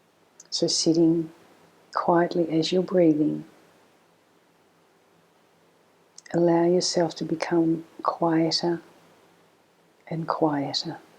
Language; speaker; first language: English; native; English